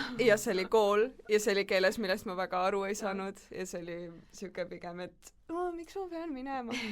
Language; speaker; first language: Estonian; native; Estonian